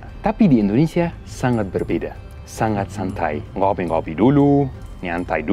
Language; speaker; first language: Indonesian; non-native, fluent; Arabic